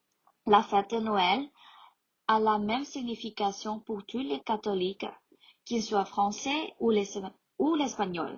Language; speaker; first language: French; non-native, learner; Thai